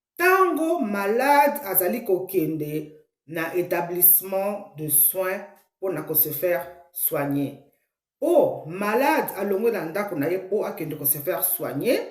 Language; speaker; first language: Lingala; native; Lingala